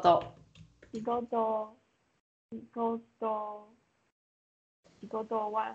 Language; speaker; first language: Japanese; non-native, learner; Chinese